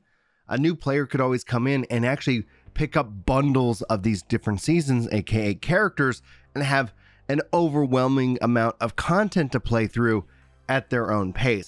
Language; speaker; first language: English; native; English